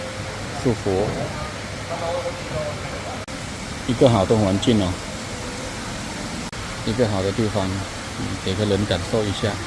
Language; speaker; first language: Chinese; non-native, fluent; Thai